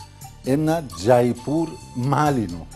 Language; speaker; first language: Greek; non-native, learner; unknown